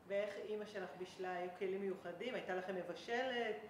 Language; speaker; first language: Hebrew; native; Hebrew